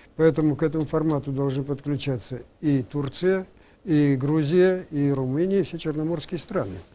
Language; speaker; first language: Russian; non-native, local second language; Crimean Tatar